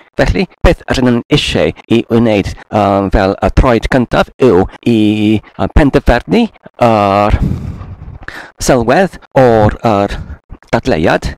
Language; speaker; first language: Welsh; non-native, learner; English